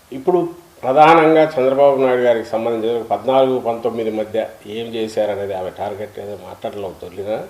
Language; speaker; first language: Telugu; native; Telugu